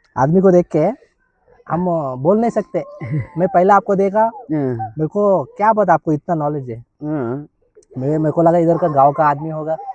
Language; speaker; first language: Hindi; non-native, local second language; Telugu